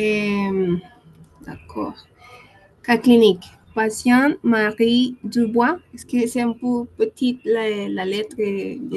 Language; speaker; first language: French; non-native, learner; Spanish